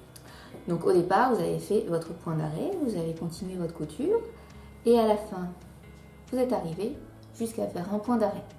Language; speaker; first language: French; native; French